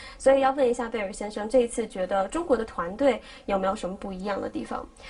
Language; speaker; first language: Chinese; native; Chinese